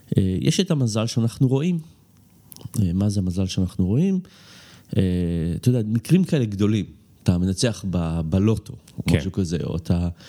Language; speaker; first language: Hebrew; native; Hebrew